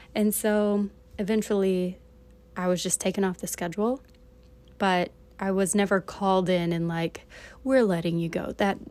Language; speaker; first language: English; native; English